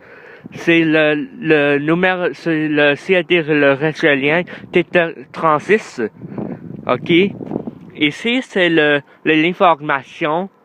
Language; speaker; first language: French; non-native, learner; English